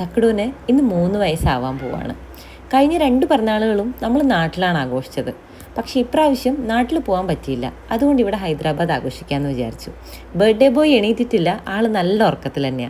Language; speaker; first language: Malayalam; native; Malayalam